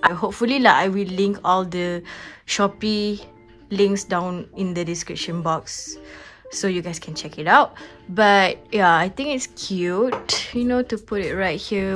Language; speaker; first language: English; non-native, local second language; Malay